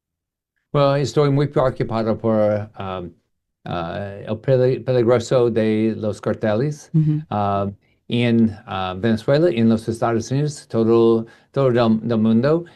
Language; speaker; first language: Spanish; non-native, learner; English